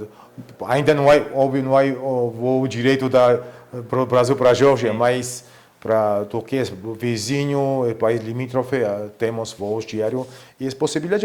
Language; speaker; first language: Portuguese; non-native, fluent; Georgian